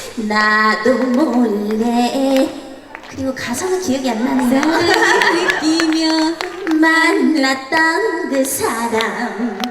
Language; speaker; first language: Korean; native; Korean